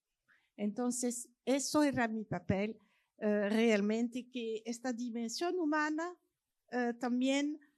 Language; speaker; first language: Spanish; non-native, fluent; French